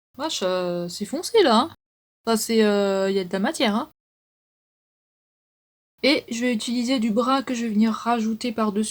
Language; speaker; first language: French; native; French